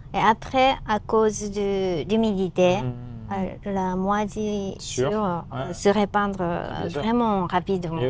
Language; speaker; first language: French; non-native, learner; Japanese